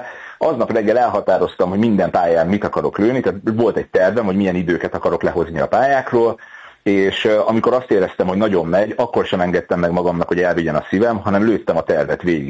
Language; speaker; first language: Hungarian; native; Hungarian